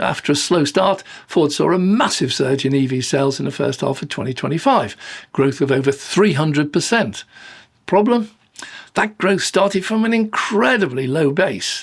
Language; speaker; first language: English; native; English